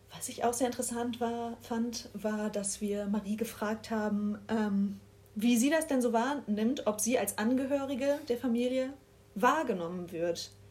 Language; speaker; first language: German; native; German